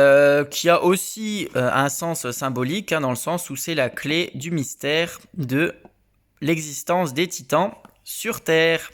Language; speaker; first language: French; native; French